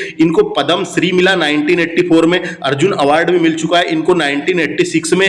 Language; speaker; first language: Hindi; native; Hindi